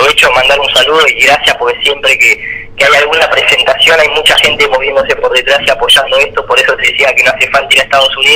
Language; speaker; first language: Spanish; native; Spanish